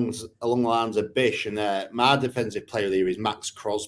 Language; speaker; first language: English; native; English